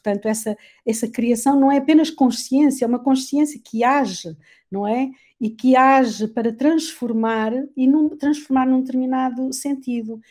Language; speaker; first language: Portuguese; native; Portuguese